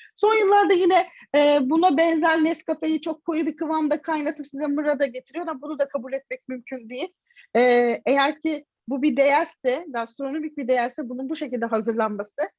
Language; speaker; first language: Turkish; native; Turkish